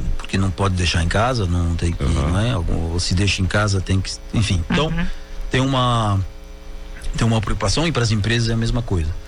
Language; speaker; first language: Portuguese; non-native, fluent; French